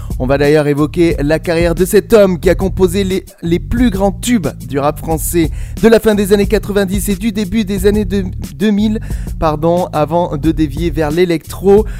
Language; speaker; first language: French; native; French